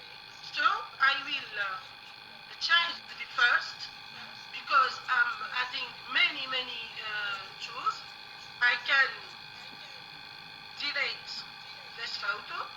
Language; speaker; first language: English; non-native, learner; Arabic